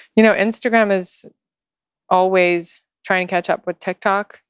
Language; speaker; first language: English; non-native, fluent; Russian